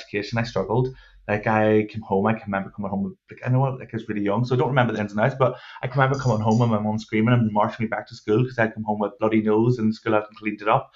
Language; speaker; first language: English; native; English